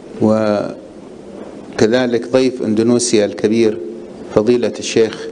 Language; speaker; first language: Arabic; non-native, fluent; Indonesian